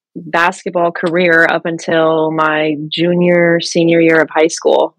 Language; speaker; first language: English; early bilingual, other home language; French